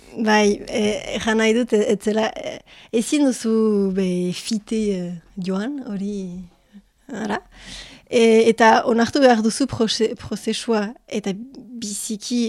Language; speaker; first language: Basque; non-native, local second language; French